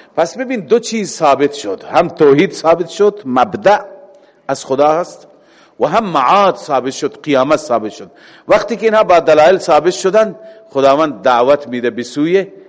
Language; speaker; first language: Persian; native; Persian